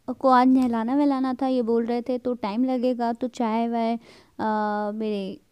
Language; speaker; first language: Hindi; native; Hindi